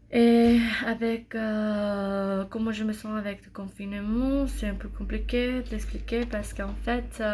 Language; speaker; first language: French; non-native, learner; English